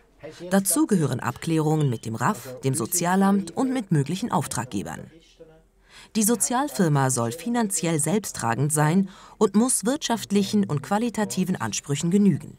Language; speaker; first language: German; native; German